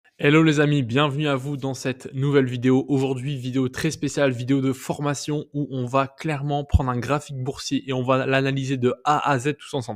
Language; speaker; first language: French; native; French